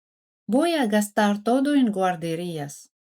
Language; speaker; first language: Spanish; non-native, fluent; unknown